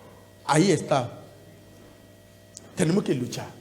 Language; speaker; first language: Spanish; non-native, learner; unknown